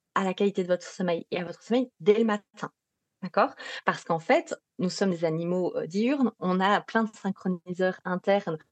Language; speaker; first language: French; native; French